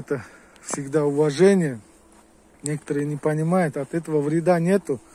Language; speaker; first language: Russian; non-native, local second language; Uzbek